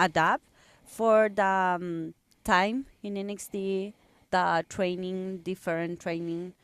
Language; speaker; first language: English; non-native, learner; Spanish